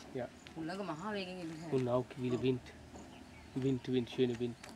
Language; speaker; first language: German; non-native, learner; Sinhala